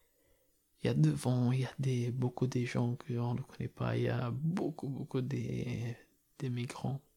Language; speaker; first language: French; non-native, learner; Persian